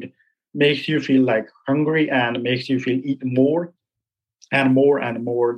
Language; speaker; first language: English; non-native, local second language; Punjabi